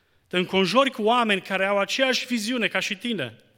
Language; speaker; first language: Romanian; native; Romanian